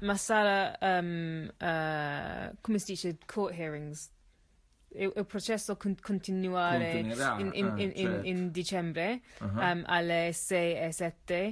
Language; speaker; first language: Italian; non-native, learner; English